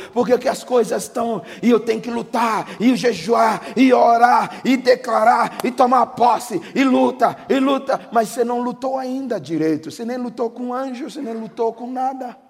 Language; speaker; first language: Portuguese; non-native, fluent; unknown